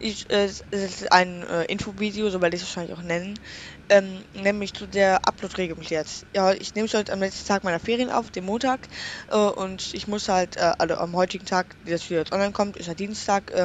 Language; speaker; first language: German; native; German